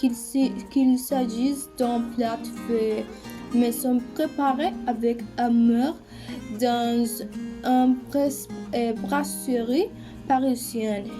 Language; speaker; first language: French; non-native, learner; Spanish